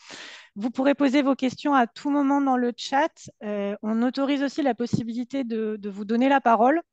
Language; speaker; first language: French; native; French